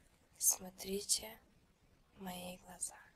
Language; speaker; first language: Russian; early bilingual, heritage; Russian